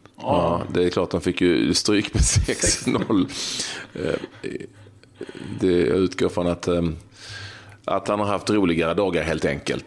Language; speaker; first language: Swedish; native; Swedish